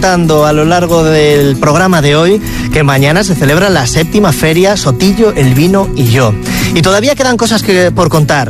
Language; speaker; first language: Spanish; native; Spanish